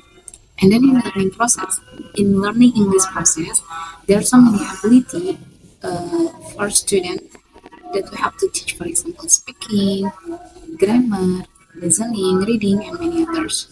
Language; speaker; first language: English; non-native, fluent; Indonesian